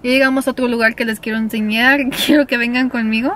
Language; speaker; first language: Spanish; early bilingual, other home language; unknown